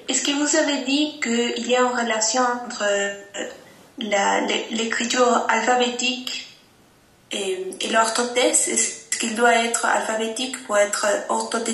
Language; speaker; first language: French; non-native, fluent; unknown